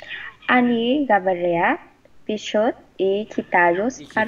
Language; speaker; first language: Russian; non-native, learner; Vietnamese